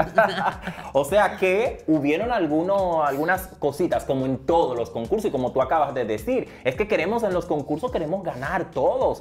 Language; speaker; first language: Spanish; native; Spanish